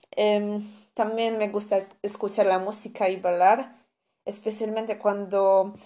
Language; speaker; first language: Spanish; non-native, fluent; Polish